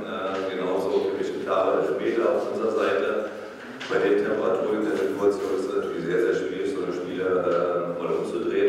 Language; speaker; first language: German; native; German